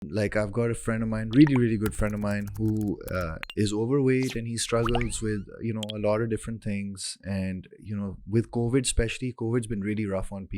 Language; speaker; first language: English; non-native, local second language; Urdu